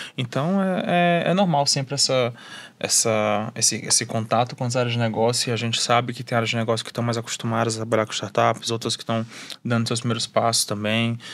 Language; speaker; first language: Portuguese; native; Portuguese